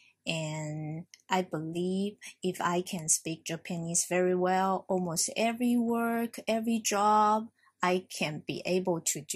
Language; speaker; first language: English; non-native, fluent; Chinese